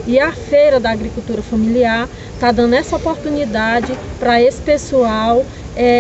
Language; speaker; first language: Portuguese; native; Portuguese